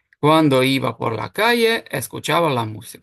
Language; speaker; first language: Spanish; non-native, fluent; Ukrainian